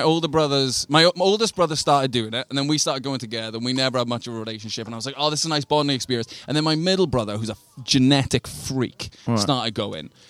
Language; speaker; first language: English; native; English